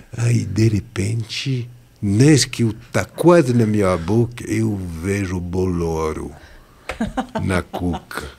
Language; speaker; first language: Portuguese; non-native, fluent; French